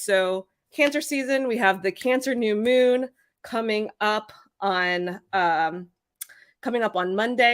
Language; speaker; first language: English; native; English